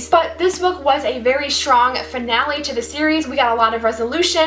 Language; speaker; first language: English; native; English